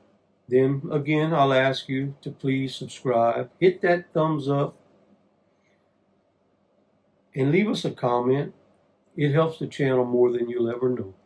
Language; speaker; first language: English; native; English